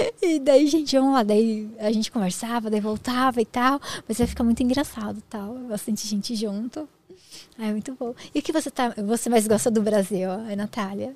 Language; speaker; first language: Portuguese; native; Portuguese